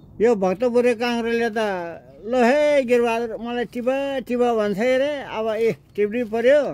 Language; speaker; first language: Nepali; non-native, local second language; Gurung